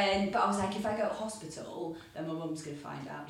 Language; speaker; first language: English; native; English